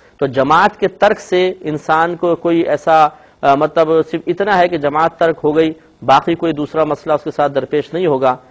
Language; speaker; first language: Urdu; native; Urdu